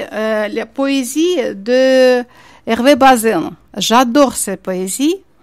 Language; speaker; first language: French; non-native, fluent; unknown